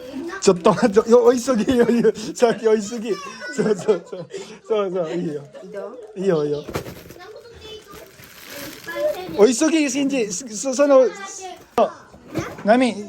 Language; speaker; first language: Japanese; non-native, learner; Filipino